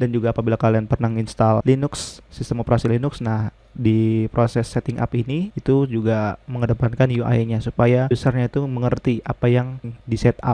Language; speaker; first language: Indonesian; native; Indonesian